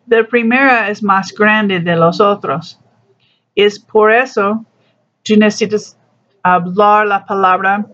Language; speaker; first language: Spanish; non-native, learner; English